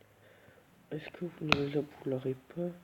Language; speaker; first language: French; native; French